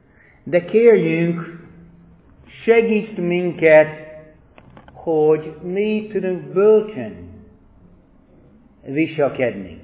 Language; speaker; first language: Hungarian; non-native, fluent; English